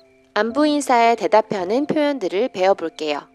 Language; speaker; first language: Korean; native; Korean